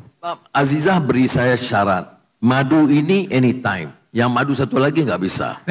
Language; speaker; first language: Malay; native; Malay